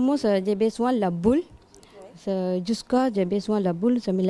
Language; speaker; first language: French; non-native, learner; Tamil